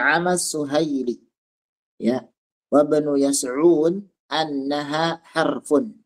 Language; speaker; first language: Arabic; non-native, fluent; Indonesian